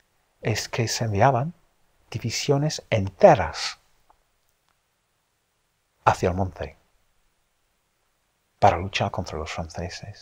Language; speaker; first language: Spanish; non-native, fluent; English